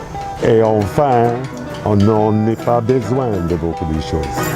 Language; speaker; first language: French; non-native, fluent; English